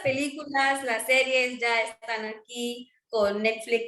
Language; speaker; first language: Spanish; non-native, fluent; Marwari